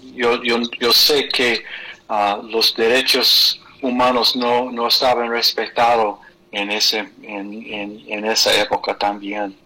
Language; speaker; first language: Spanish; non-native, fluent; English